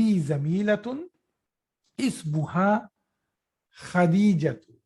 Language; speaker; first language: Arabic; non-native, fluent; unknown